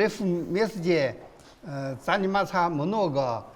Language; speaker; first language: Russian; non-native, learner; Chinese